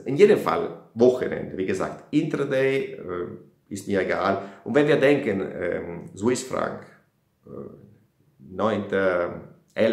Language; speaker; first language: German; non-native, fluent; Italian